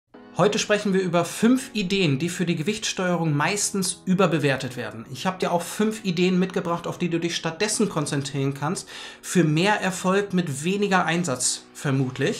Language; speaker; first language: German; native; German